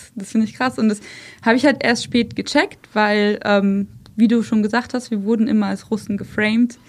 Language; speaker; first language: German; early bilingual, other home language; Russian